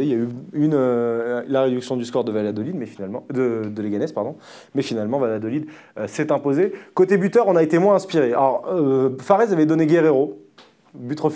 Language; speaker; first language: French; native; French